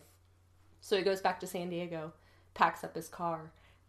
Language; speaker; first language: English; native; English